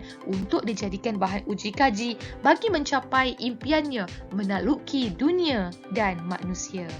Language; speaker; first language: Malay; native; Malay